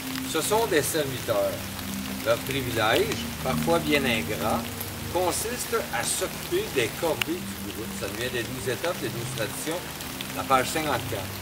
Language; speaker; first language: French; native; French